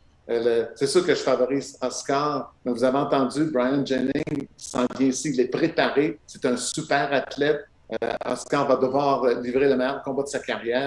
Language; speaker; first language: French; native; French